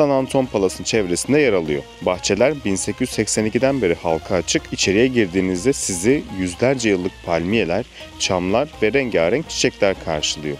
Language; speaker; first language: Turkish; native; Turkish